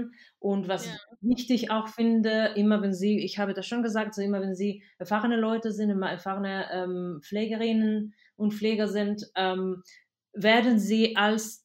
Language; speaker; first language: German; non-native, fluent; Spanish